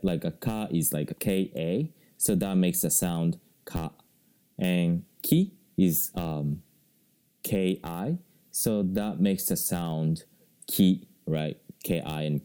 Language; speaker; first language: English; non-native, fluent; Japanese